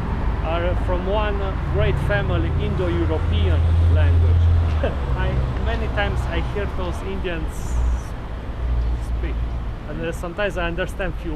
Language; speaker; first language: English; non-native, fluent; Romanian